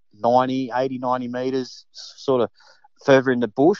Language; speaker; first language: English; native; English